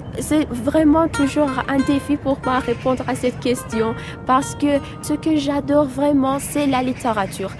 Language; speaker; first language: French; non-native, fluent; Persian